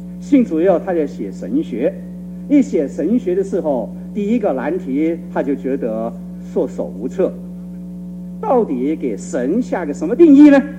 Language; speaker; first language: Chinese; non-native, local second language; Cantonese